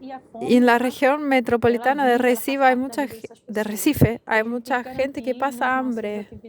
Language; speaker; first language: Spanish; non-native, fluent; Portuguese